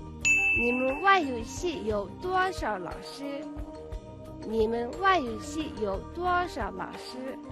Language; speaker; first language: Chinese; non-native, fluent; Mongolian